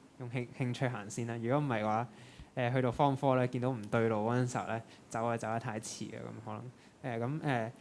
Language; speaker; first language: Cantonese; native; Cantonese